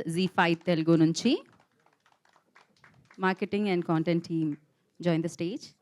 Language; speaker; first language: Telugu; native; Telugu